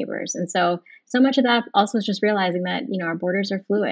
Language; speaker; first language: English; native; English